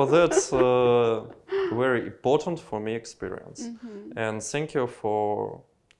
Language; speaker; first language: English; non-native, learner; Russian